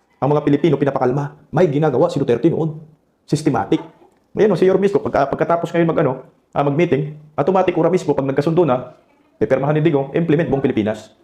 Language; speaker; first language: Filipino; non-native, local second language; Cebuano